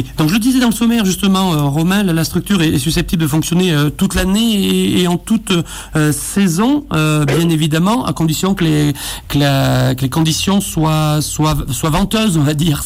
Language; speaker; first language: French; native; French